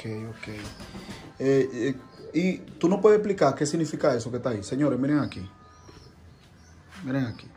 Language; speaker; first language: Spanish; native; Spanish